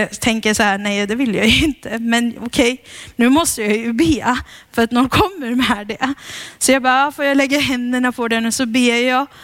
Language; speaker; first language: Swedish; early bilingual, heritage; Swedish